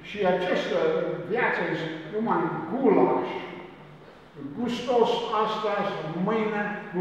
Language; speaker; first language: Romanian; non-native, learner; English